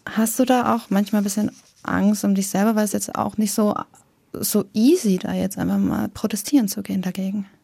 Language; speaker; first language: German; native; German